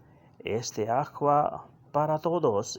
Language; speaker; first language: Spanish; non-native, learner; Urdu